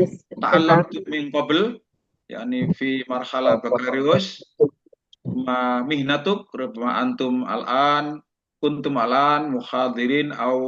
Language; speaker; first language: Arabic; non-native, fluent; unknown